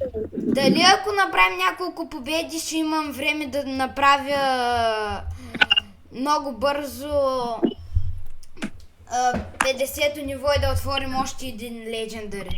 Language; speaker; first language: Bulgarian; native; Bulgarian